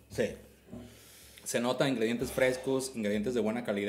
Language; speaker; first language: Spanish; native; Spanish